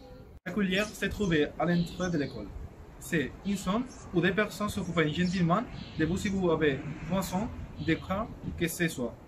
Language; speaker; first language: French; non-native, learner; Spanish